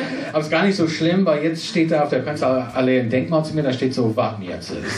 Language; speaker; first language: German; non-native, fluent; English